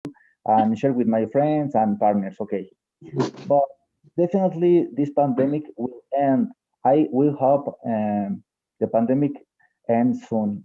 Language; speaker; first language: English; non-native, fluent; Spanish